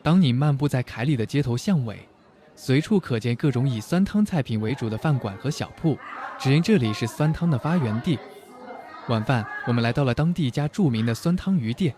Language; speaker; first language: Chinese; native; Chinese